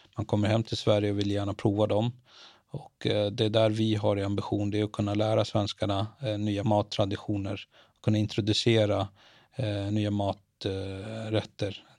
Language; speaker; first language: Swedish; early bilingual, other home language; Arabic